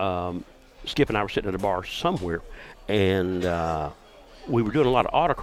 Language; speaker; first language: English; native; English